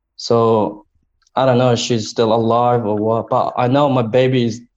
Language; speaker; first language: English; non-native, learner; Chinese